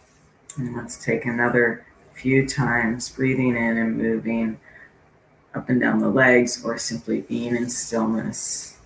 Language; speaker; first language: English; native; English